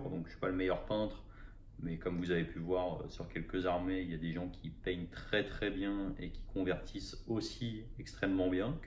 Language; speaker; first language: French; native; French